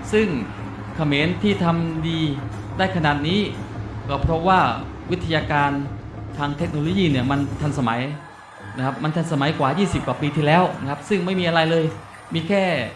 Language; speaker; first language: Thai; non-native, local second language; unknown